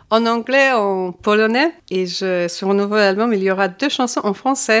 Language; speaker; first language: French; non-native, fluent; Polish